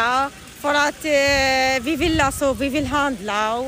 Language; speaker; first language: Swedish; non-native, learner; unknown